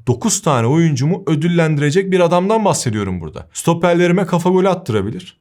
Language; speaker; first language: Turkish; native; Turkish